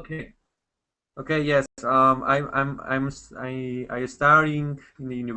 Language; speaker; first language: English; non-native, learner; Spanish